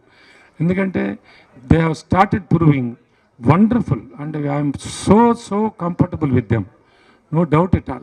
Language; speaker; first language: Telugu; native; Telugu